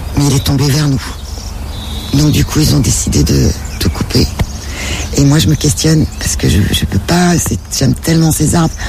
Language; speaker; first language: French; native; French